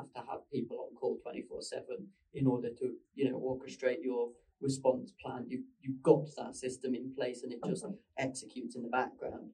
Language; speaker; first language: English; native; English